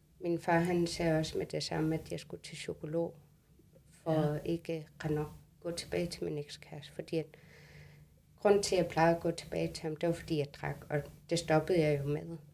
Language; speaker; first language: Danish; non-native, local second language; Kalaallisut